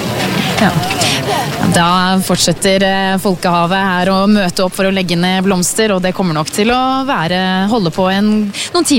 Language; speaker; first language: Norwegian; native; Norwegian